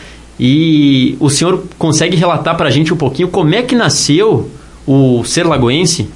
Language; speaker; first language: Portuguese; native; Portuguese